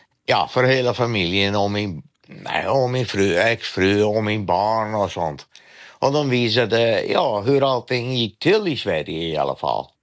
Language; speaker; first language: Swedish; non-native, fluent; Dutch